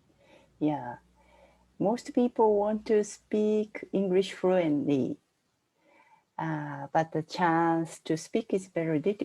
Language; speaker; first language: English; non-native, fluent; Japanese